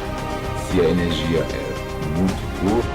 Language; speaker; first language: Portuguese; non-native, learner; German